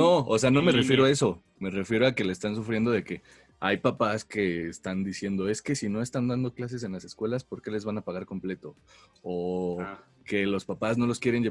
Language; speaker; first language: Spanish; native; Spanish